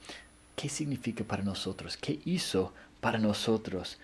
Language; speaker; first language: Spanish; non-native, fluent; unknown